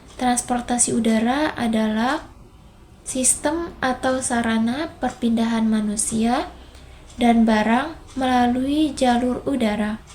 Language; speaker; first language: Indonesian; native; Indonesian